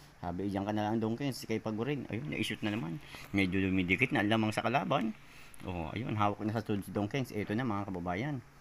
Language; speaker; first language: Filipino; native; Filipino